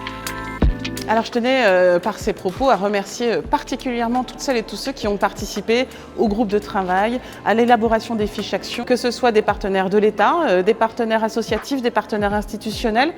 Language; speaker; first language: French; native; French